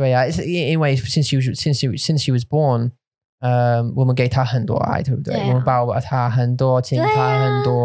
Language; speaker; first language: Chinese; non-native, learner; English